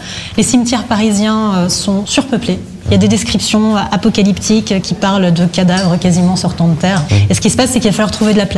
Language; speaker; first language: French; native; French